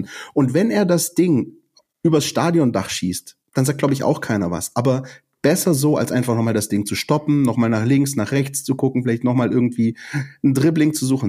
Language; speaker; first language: German; native; German